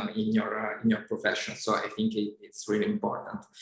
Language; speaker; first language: English; non-native, fluent; Italian